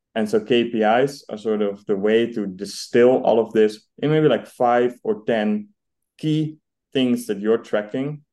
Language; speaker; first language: English; non-native, fluent; Dutch